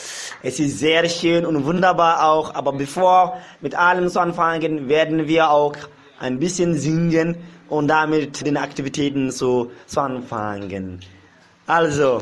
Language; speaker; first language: German; non-native, learner; Bambara